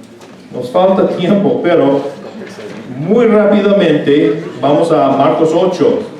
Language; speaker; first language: Spanish; non-native, fluent; English